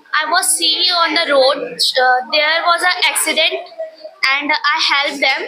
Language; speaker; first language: English; non-native, learner; Hindi